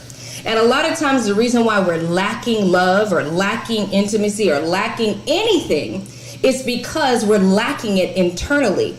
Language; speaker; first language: English; native; English